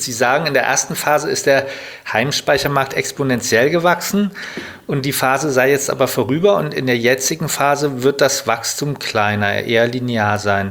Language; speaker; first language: German; native; German